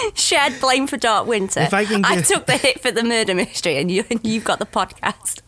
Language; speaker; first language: English; native; English